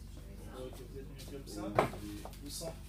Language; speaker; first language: French; native; French